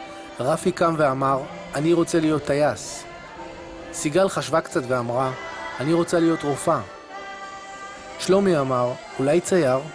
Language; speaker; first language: Hebrew; native; Hebrew